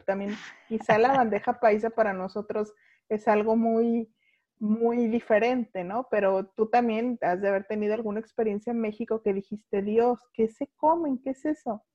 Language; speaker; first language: Spanish; native; Spanish